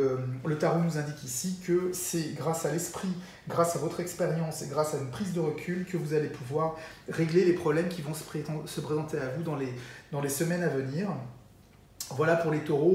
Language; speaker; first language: French; native; French